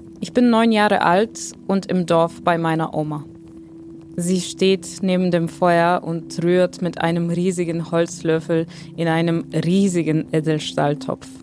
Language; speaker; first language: German; non-native, fluent; Bulgarian